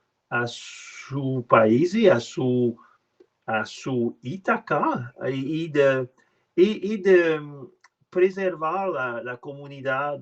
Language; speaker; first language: Spanish; non-native, learner; French